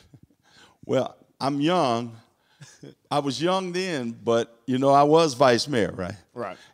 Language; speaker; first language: English; native; English